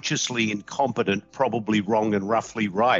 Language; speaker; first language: English; native; English